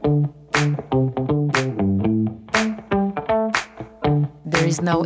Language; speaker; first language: English; non-native, fluent; Spanish